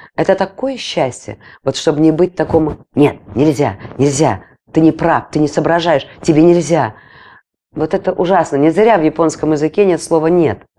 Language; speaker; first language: Russian; non-native, local second language; Latvian